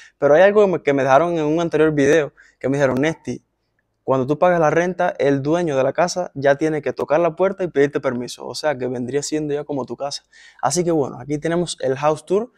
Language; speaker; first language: Spanish; native; Spanish